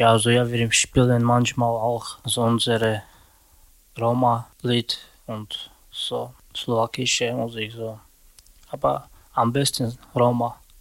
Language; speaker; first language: German; non-native, learner; Romany